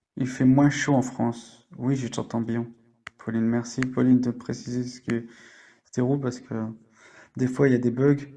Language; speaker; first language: French; native; French